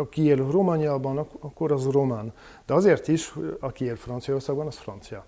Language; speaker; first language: Hungarian; non-native, fluent; French